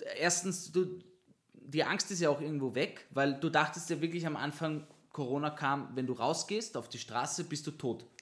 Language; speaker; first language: German; native; German